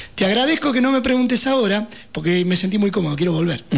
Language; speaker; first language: Spanish; native; Spanish